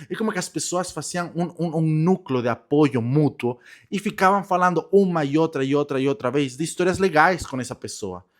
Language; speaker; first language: Portuguese; non-native, fluent; Spanish